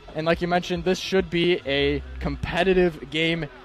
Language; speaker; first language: English; native; English